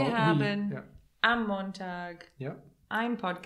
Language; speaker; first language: German; non-native, learner; English